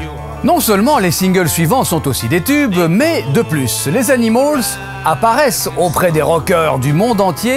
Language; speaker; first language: French; native; French